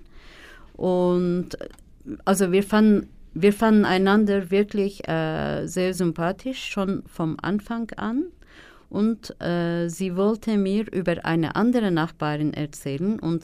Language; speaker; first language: German; non-native, fluent; Turkish